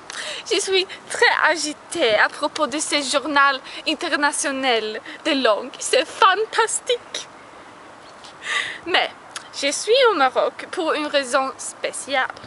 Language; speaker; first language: French; non-native, learner; Swedish